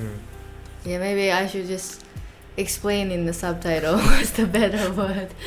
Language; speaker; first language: English; non-native, fluent; Japanese